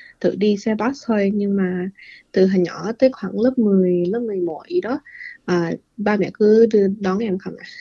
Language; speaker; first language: Vietnamese; early bilingual, heritage; English